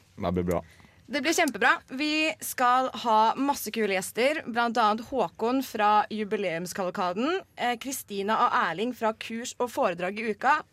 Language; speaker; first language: Norwegian; native; Norwegian